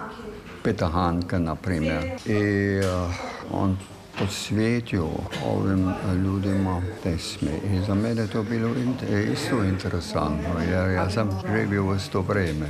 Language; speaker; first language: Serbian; non-native, fluent; German